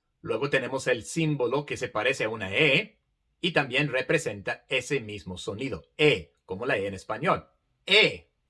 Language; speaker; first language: Spanish; non-native, fluent; English